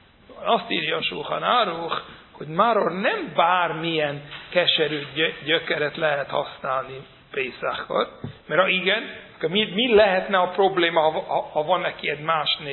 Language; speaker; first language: Hungarian; non-native, fluent; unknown